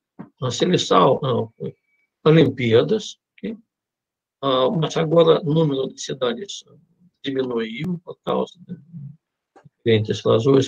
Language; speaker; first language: Portuguese; non-native, fluent; Russian